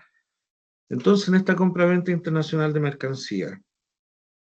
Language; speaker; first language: Spanish; native; Spanish